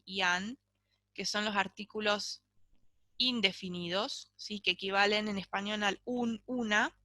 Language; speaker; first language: Spanish; native; Spanish